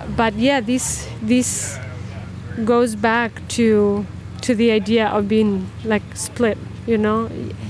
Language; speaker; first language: English; non-native, fluent; Spanish